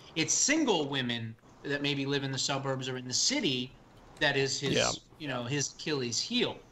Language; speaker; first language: English; native; English